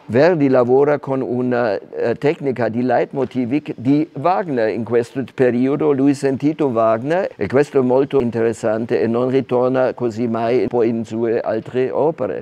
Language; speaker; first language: Italian; non-native, fluent; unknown